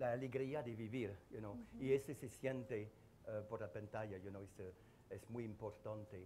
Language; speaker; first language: Spanish; non-native, learner; French